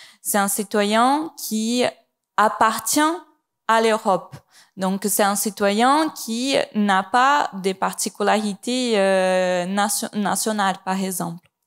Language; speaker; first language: French; non-native, fluent; Portuguese